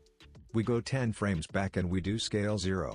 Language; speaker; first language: English; non-native, fluent; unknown